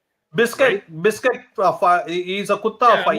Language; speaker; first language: English; non-native, local second language; Hindi